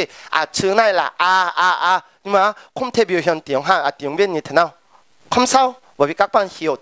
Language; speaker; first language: Vietnamese; non-native, fluent; Korean